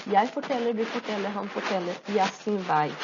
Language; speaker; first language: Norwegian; non-native, fluent; Portuguese